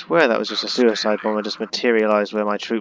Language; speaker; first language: English; native; English